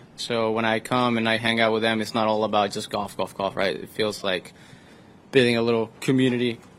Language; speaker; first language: English; non-native, fluent; Spanish